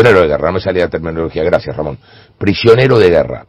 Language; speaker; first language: Spanish; native; Spanish